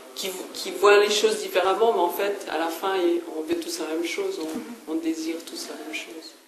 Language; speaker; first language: French; non-native, fluent; English